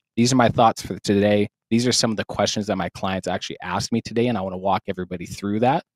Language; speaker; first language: English; native; English